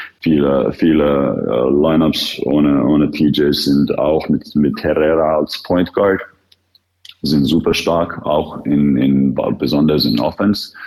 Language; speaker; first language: German; non-native, fluent; Finnish